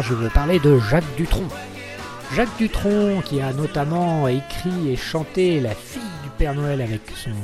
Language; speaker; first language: French; native; French